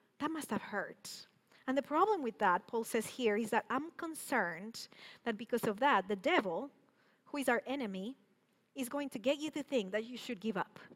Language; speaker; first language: English; non-native, fluent; Spanish